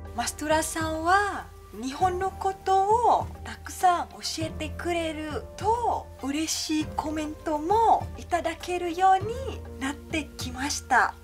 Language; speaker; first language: Japanese; non-native, fluent; Malay